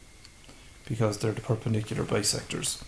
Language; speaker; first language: English; native; English